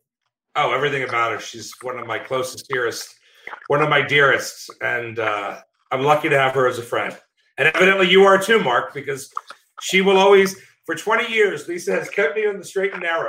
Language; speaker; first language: English; native; English